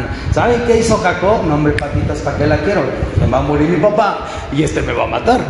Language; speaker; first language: Spanish; native; Spanish